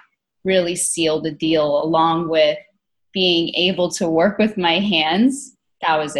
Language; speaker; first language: English; native; English